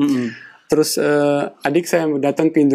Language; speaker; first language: Indonesian; non-native, fluent; Pashto